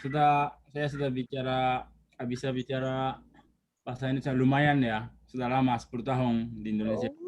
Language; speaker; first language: Indonesian; non-native, fluent; Japanese